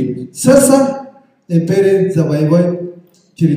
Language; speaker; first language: Russian; non-native, learner; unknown